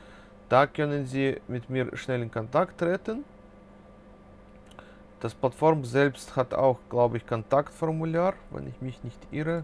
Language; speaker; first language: German; non-native, fluent; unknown